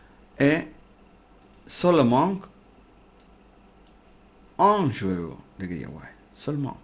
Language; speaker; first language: French; non-native, learner; Spanish